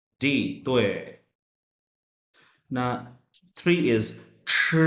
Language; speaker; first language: Chinese; non-native, fluent; Urdu